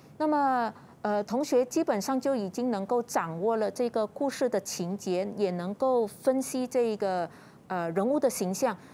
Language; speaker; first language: Chinese; native; Chinese